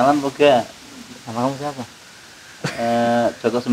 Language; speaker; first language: Indonesian; native; Indonesian